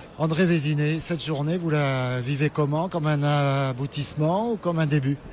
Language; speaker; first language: French; native; French